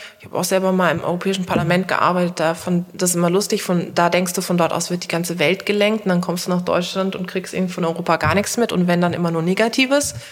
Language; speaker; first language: German; early bilingual, other home language; Turkish